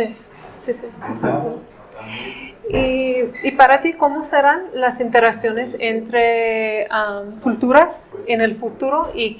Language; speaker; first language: Spanish; non-native, fluent; English